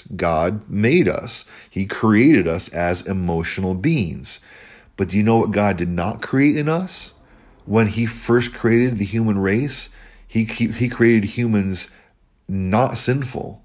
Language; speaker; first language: English; native; English